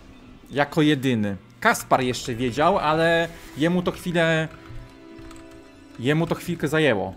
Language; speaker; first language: Polish; native; Polish